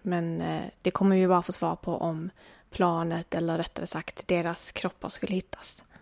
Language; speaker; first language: Swedish; native; Swedish